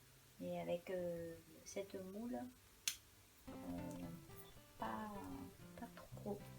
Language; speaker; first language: French; non-native, local second language; Malagasy